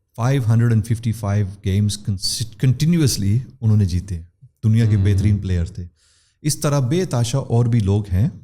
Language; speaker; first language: Urdu; non-native, local second language; Pahari-Potwari